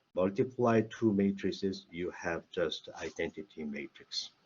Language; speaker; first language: English; non-native, fluent; Korean